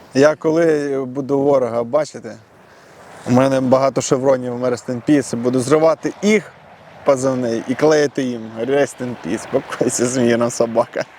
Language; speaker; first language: Ukrainian; non-native, local second language; Russian